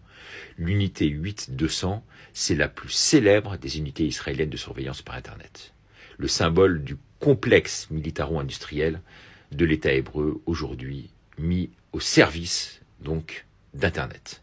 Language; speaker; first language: French; native; French